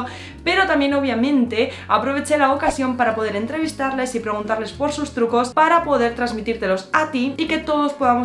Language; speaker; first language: Spanish; native; Spanish